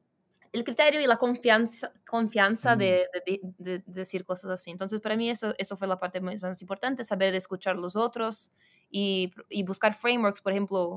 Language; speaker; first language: Spanish; non-native, fluent; Portuguese